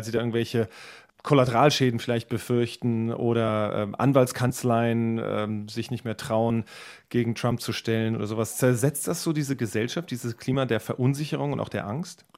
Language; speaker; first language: German; native; German